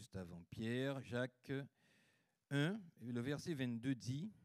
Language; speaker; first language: French; native; French